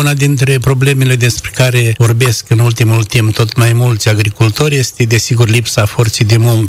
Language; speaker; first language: Romanian; native; Romanian